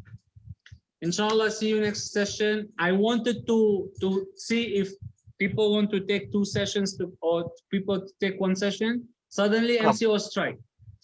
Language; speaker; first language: English; non-native, learner; Arabic